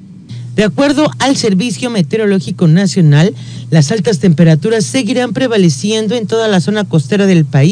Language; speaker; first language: Spanish; native; Spanish